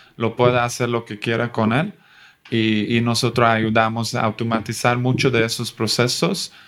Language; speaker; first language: Spanish; non-native, fluent; Swedish